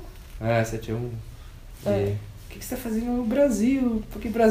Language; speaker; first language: Portuguese; non-native, fluent; German